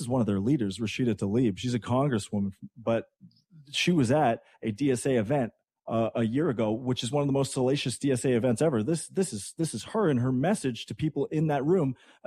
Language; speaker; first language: English; native; English